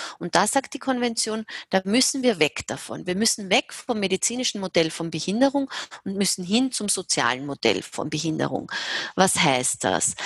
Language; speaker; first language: German; native; German